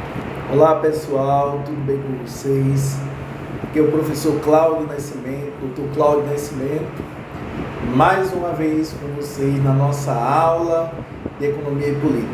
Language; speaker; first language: Portuguese; native; Portuguese